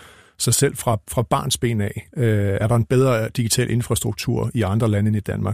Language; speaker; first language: Danish; native; Danish